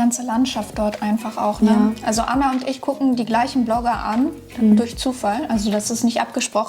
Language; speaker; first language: German; native; German